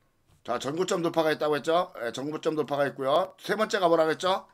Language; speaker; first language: Korean; native; Korean